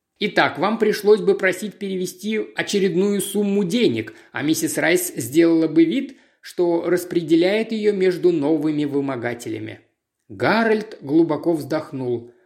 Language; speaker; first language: Russian; native; Russian